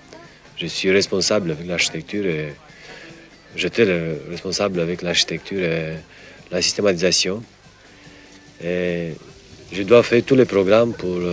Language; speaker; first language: French; non-native, fluent; Romanian